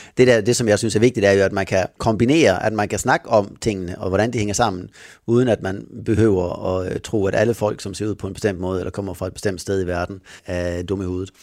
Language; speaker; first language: Danish; native; Danish